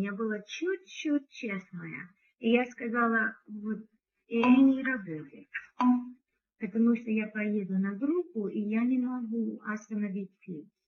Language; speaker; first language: Russian; non-native, learner; English